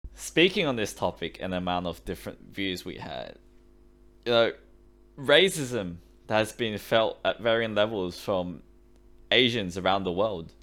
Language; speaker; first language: English; early bilingual, other home language; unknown